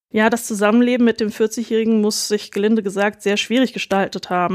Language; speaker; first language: German; native; German